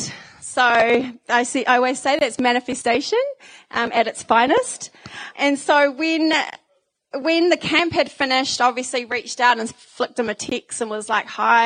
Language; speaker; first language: English; native; English